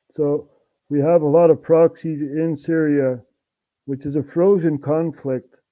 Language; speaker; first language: English; non-native, fluent; Dutch